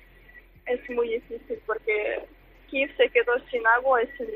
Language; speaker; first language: Spanish; non-native, fluent; Ukrainian